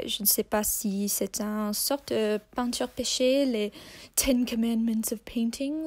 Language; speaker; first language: French; non-native, learner; English